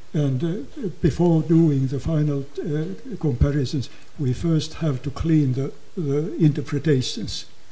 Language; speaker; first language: English; non-native, fluent; Finnish